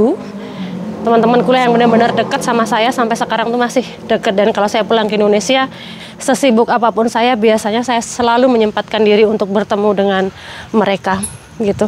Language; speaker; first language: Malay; non-native, local second language; Javanese